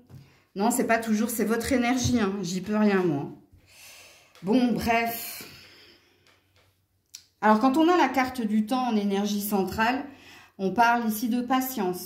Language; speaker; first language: French; native; French